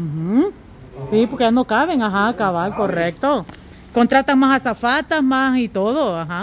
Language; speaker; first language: Spanish; native; Spanish